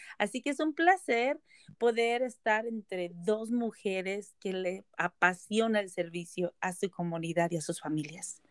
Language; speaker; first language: Spanish; native; Spanish